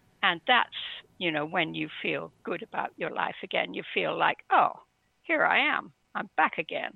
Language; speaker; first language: English; native; English